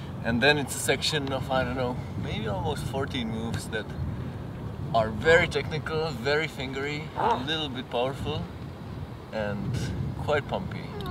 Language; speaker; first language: English; non-native, fluent; Czech